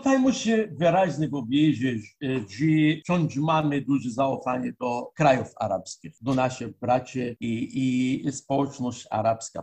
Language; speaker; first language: Polish; non-native, fluent; Arabic